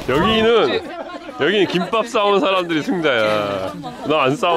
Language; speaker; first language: Korean; native; Korean